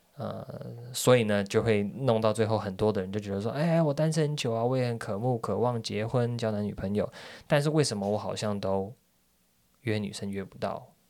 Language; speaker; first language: Chinese; native; Chinese